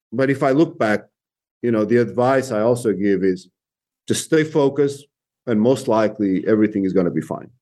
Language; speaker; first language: English; non-native, fluent; Portuguese